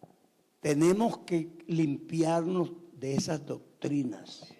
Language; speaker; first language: Spanish; native; Spanish